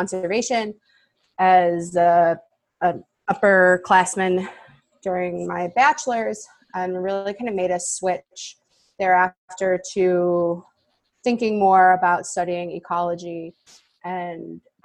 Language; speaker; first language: English; native; English